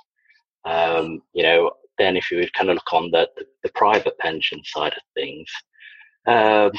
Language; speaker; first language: English; native; English